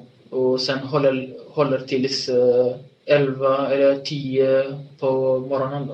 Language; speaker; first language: Swedish; non-native, fluent; Tigrinya